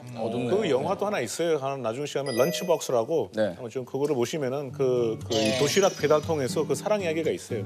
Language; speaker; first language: Korean; non-native, fluent; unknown